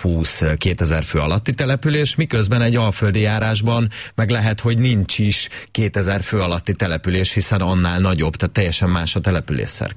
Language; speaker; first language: Hungarian; native; Hungarian